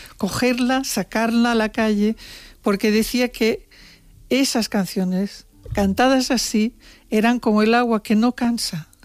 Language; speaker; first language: Spanish; non-native, local second language; Catalan